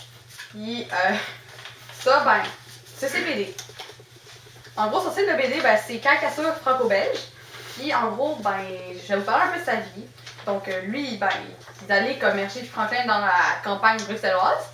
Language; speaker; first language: French; native; French